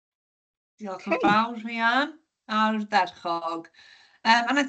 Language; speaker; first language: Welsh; non-native, local second language; English